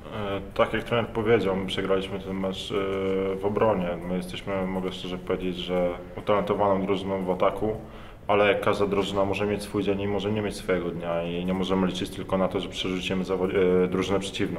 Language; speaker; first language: Polish; native; Polish